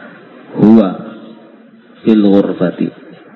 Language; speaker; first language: Arabic; non-native, fluent; Indonesian